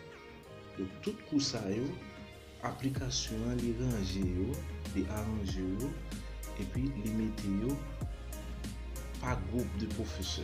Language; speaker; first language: French; non-native, learner; Haitian Creole